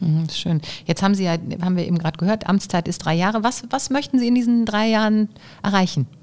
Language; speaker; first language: German; native; German